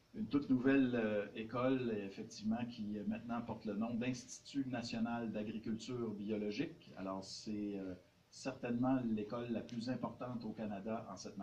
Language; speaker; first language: French; native; French